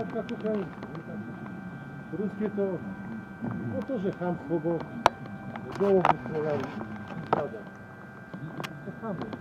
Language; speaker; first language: Russian; non-native, learner; Polish